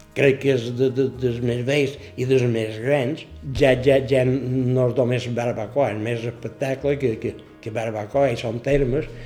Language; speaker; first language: Catalan; native; Catalan